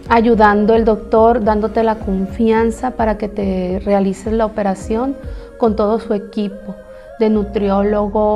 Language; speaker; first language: Spanish; native; Spanish